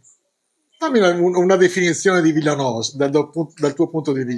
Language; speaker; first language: Italian; native; Italian